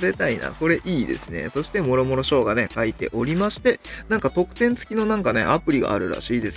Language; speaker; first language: Japanese; native; Japanese